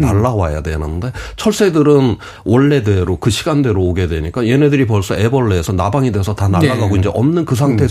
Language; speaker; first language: Korean; native; Korean